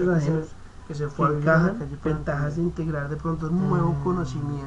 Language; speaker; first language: Spanish; native; Spanish